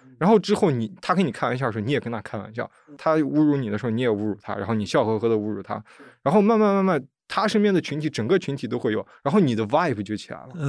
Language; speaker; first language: Chinese; native; Chinese